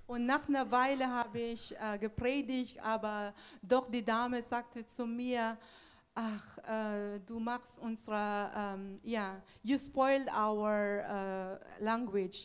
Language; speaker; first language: German; non-native, fluent; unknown